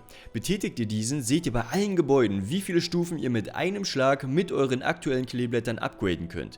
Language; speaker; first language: German; native; German